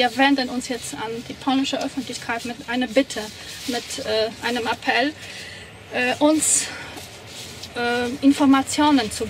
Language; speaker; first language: German; non-native, fluent; Polish